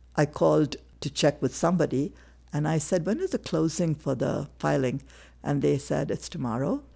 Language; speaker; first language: English; non-native, local second language; Tamil